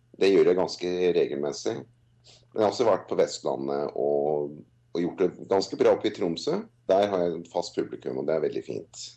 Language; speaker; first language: Norwegian; non-native, fluent; English